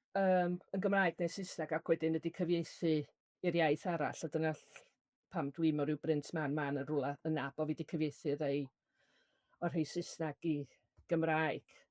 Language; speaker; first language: Welsh; native; Welsh